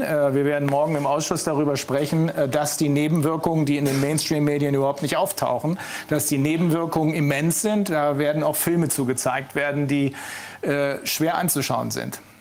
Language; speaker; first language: German; native; German